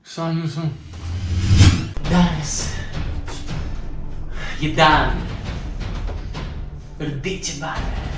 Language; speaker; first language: Slovenian; native; Slovenian